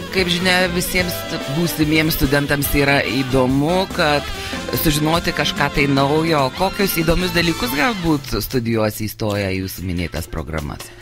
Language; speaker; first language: Lithuanian; native; Lithuanian